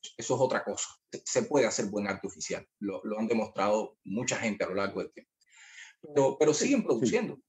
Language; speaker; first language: Spanish; native; Spanish